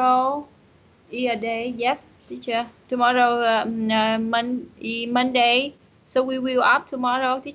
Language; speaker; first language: English; non-native, learner; Vietnamese